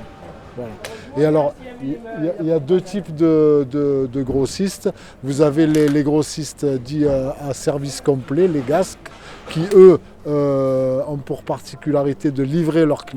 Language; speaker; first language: French; native; French